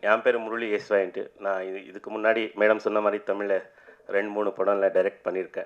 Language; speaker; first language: Tamil; non-native, fluent; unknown